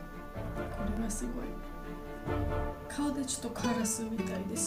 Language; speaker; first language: Japanese; non-native, learner; Georgian